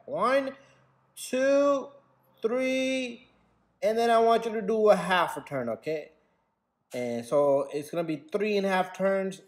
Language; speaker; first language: English; native; English